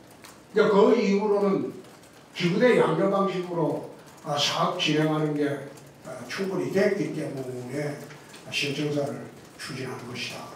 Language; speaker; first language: Korean; native; Korean